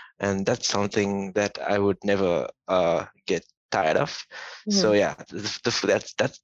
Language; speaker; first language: English; non-native, local second language; Tamil